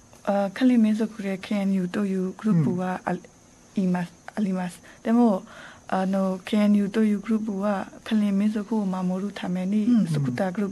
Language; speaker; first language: Japanese; non-native, learner; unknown